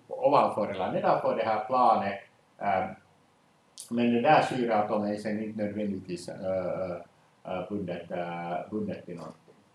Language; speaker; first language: Swedish; native; Swedish